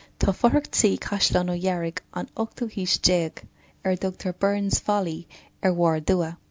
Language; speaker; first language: Irish; non-native, local second language; English